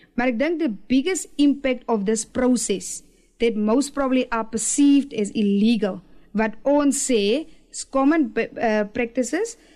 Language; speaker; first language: English; non-native, local second language; Afrikaans